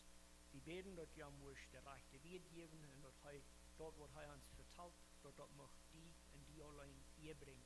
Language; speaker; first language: German; non-native, learner; Plautdietsch